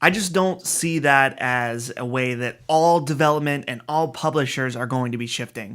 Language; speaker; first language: English; native; English